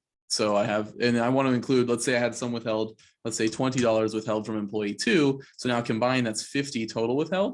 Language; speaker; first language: English; native; English